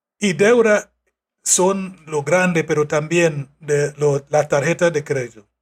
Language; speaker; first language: Spanish; non-native, fluent; English